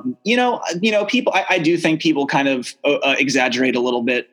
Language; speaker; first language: English; native; English